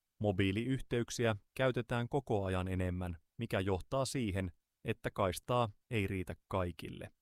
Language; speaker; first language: Finnish; native; Finnish